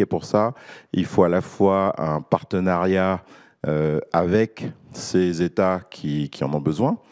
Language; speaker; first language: French; native; French